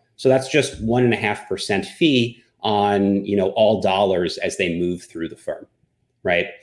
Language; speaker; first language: English; native; English